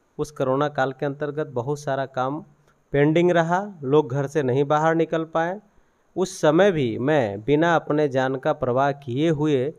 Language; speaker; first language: Hindi; native; Hindi